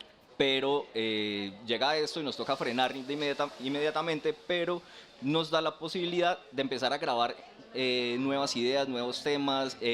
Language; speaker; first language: Spanish; native; Spanish